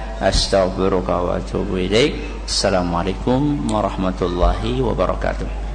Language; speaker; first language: Malay; non-native, local second language; Javanese